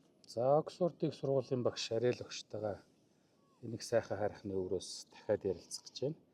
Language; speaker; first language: Mongolian; native; Mongolian